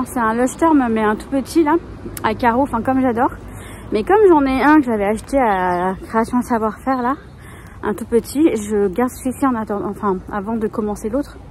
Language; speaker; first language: French; native; French